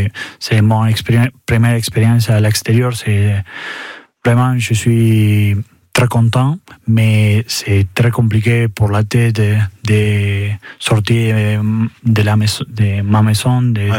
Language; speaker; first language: French; non-native, learner; Spanish